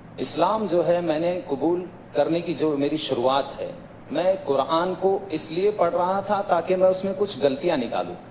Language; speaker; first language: Hindi; native; Hindi